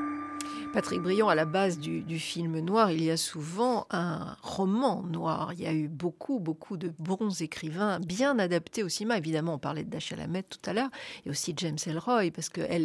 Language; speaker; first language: French; native; French